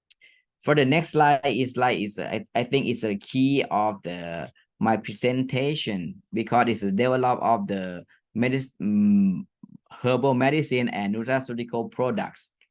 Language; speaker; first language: English; non-native, fluent; Thai